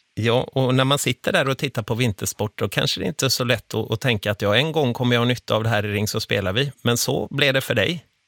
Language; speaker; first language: Swedish; native; Swedish